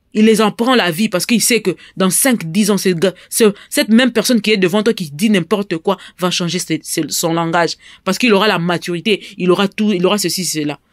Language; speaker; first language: French; non-native, local second language; Lingala